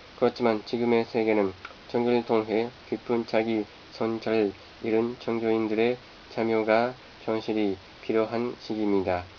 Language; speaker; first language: Korean; non-native, fluent; Japanese